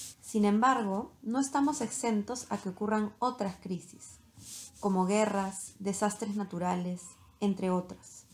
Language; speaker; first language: Spanish; native; Spanish